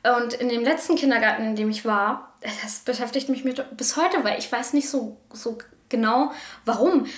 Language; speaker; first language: German; native; German